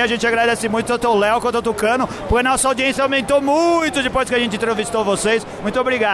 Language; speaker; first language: Portuguese; native; Portuguese